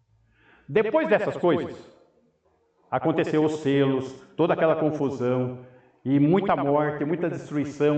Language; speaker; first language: Portuguese; native; Portuguese